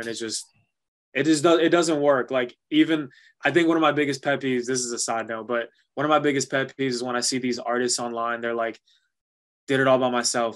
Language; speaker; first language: English; early bilingual, other home language; Spanish